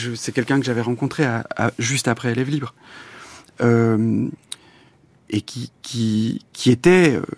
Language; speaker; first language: French; native; French